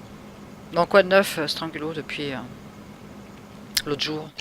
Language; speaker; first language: French; native; French